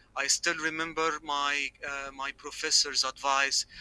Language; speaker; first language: English; non-native, fluent; Arabic